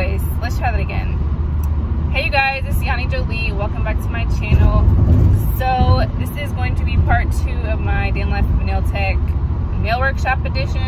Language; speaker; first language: English; native; English